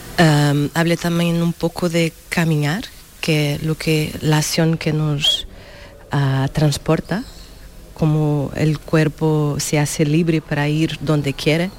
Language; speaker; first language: Spanish; non-native, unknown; Portuguese